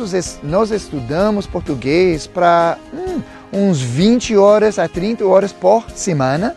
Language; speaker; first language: Portuguese; non-native, fluent; English